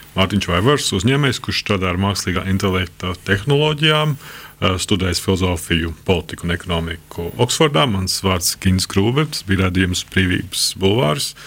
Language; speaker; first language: Latvian; native; Latvian